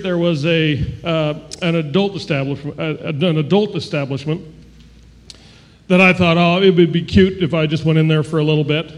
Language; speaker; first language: English; native; English